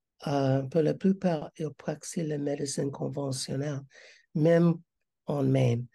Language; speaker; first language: French; non-native, learner; English